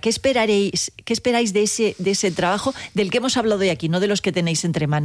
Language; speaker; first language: Spanish; native; Spanish